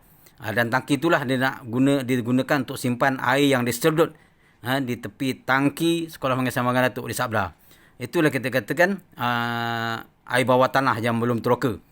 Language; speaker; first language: Malay; native; Malay